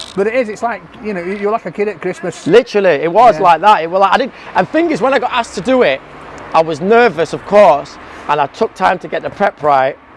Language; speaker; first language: English; native; English